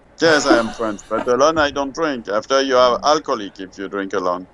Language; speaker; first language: English; non-native, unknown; French